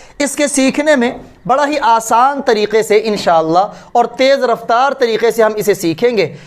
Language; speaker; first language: Urdu; native; Urdu